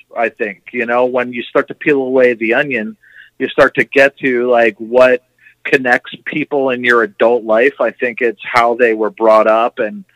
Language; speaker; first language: English; native; English